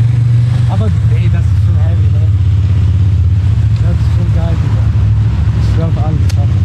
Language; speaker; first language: German; native; German